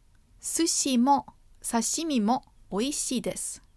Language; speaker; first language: Japanese; non-native, fluent; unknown